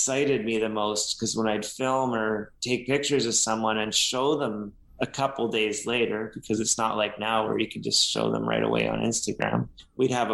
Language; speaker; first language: English; native; English